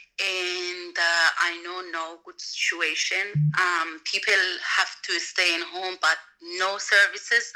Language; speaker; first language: English; non-native, learner; Persian